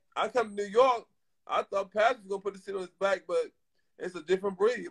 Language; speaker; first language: English; native; English